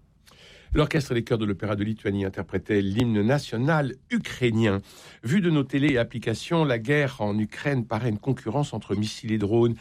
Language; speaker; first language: French; native; French